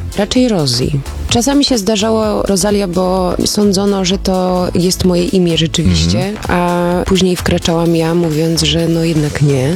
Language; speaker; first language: Polish; early bilingual, heritage; Polish